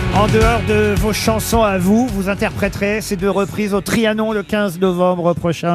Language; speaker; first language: French; native; French